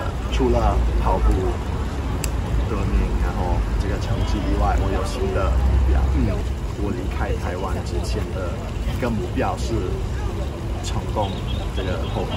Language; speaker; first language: Chinese; non-native, fluent; English